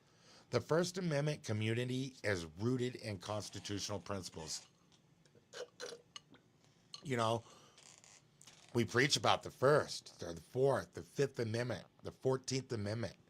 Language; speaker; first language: English; native; English